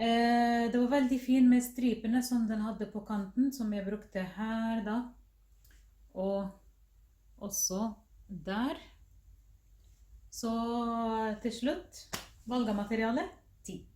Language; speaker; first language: Norwegian; non-native, fluent; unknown